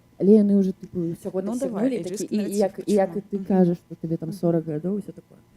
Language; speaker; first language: Belarusian; non-native, local second language; Russian